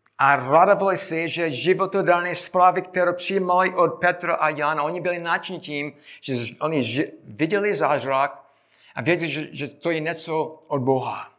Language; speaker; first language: Czech; non-native, fluent; English